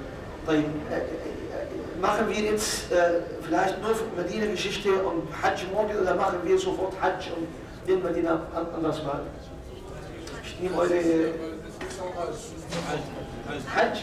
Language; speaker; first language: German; non-native, fluent; Arabic